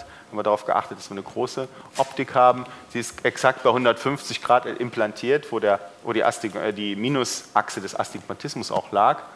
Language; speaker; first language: German; native; German